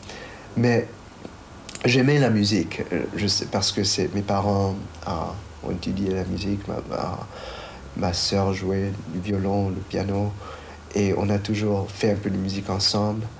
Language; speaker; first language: French; non-native, fluent; Chinese